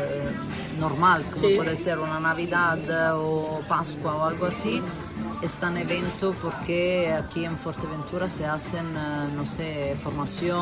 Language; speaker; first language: Spanish; non-native, fluent; Italian